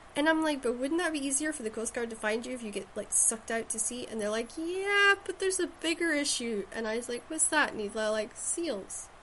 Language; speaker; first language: English; native; English